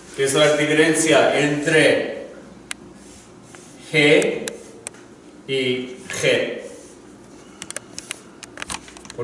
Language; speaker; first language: Spanish; non-native, learner; English